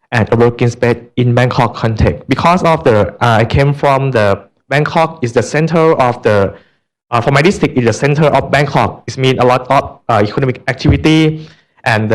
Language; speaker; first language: English; non-native, learner; Thai